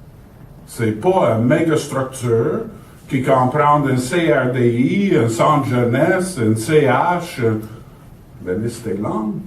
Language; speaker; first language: French; native; French